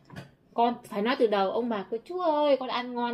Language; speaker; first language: Vietnamese; native; Vietnamese